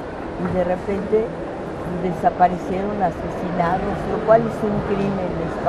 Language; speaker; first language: Spanish; early bilingual, other home language; French